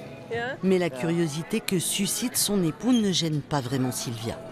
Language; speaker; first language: French; native; French